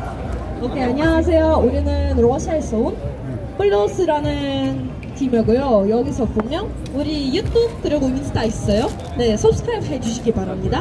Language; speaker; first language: Korean; non-native, learner; Russian